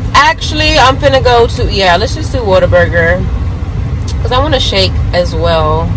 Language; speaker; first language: English; native; English